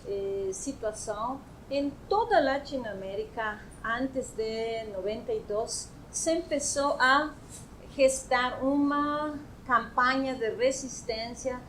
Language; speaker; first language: Portuguese; non-native, fluent; Spanish